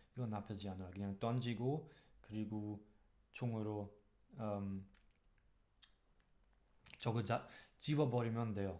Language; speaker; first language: Korean; non-native, learner; German